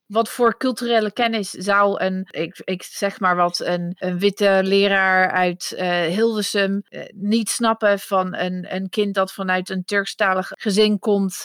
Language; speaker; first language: Dutch; non-native, fluent; English